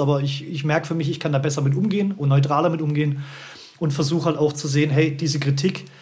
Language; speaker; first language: German; native; German